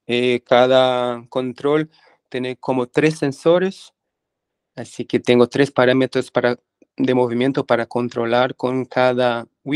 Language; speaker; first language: Spanish; non-native, fluent; Portuguese